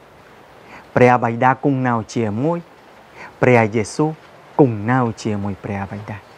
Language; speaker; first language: Khmer; non-native, fluent; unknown